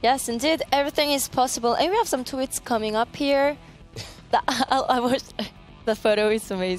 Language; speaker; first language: English; non-native, fluent; French